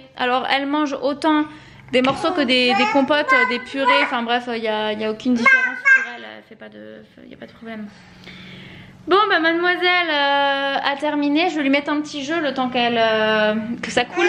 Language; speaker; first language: French; native; French